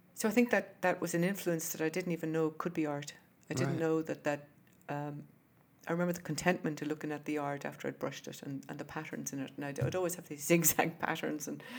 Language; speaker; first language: English; native; English